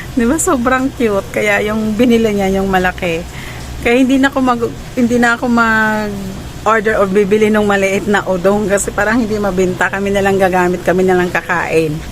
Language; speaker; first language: Filipino; non-native, local second language; Cebuano